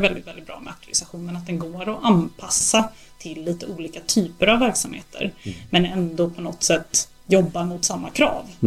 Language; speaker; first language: Swedish; native; Swedish